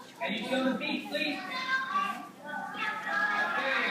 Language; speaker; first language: English; non-native, fluent; Spanish